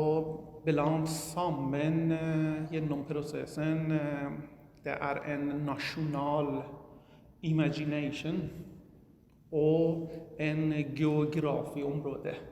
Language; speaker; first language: Norwegian; non-native, learner; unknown